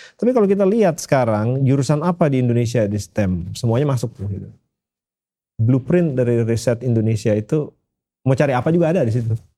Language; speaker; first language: Indonesian; native; Indonesian